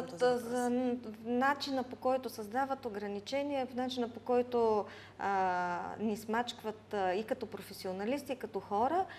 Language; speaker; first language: Bulgarian; native; Bulgarian